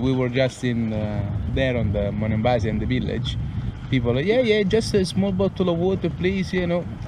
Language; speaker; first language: English; non-native, fluent; Italian